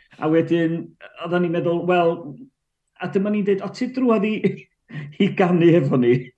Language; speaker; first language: Welsh; native; Welsh